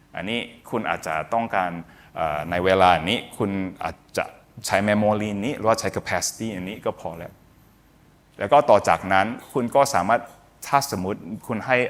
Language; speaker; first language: Thai; non-native, fluent; Indonesian